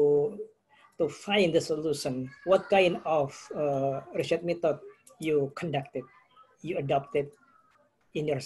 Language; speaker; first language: English; non-native, fluent; Indonesian